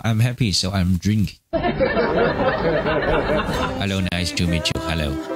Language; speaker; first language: English; non-native, learner; Chinese